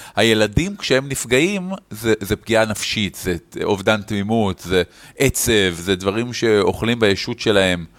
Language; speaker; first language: Hebrew; native; Hebrew